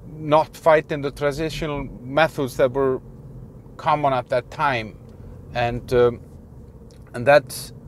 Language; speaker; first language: English; non-native, fluent; Icelandic